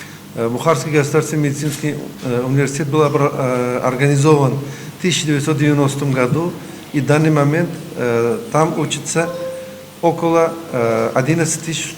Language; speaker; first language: Russian; non-native, local second language; Uzbek